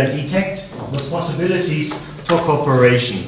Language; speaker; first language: English; non-native, fluent; German